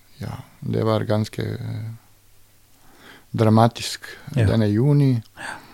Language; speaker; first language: Norwegian; non-native, fluent; Bosnian